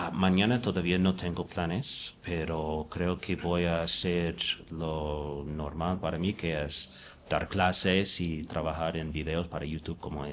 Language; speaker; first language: Spanish; non-native, fluent; English